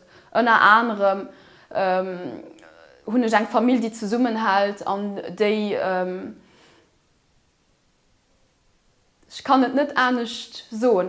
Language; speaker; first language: German; non-native, local second language; Luxembourgish